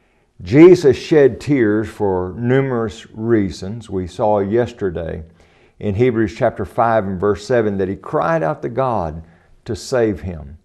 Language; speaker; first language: English; native; English